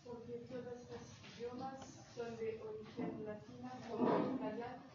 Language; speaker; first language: Spanish; non-native, learner; French